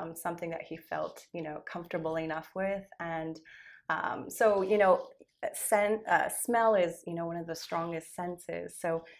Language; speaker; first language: English; native; English